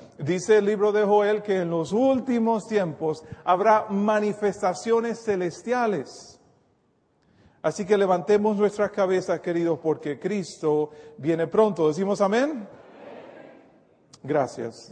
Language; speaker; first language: Spanish; native; Spanish